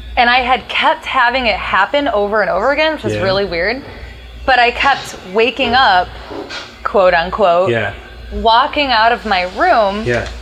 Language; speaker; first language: English; native; English